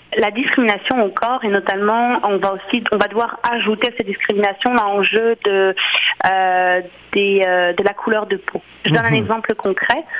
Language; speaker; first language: French; native; French